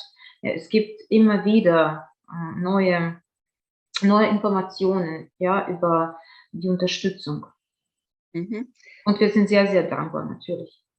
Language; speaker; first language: German; non-native, fluent; Ukrainian